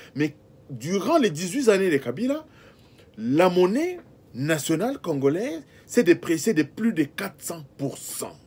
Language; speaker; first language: French; non-native, local second language; Lingala